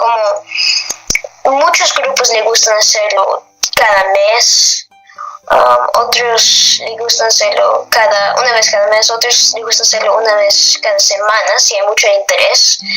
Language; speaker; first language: Spanish; non-native, fluent; English